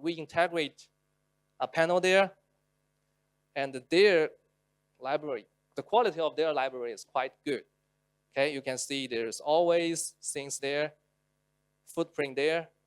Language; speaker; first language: English; non-native, local second language; Chinese